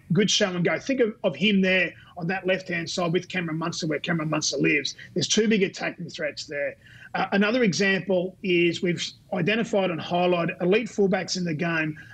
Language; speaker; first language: English; native; English